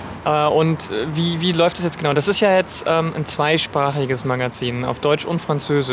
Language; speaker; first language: German; native; German